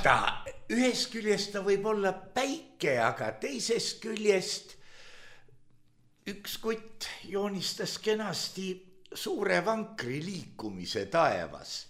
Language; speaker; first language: Estonian; native; Estonian